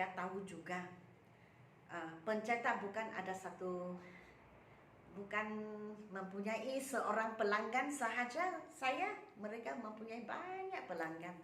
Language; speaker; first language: Malay; non-native, local second language; Min Nan Chinese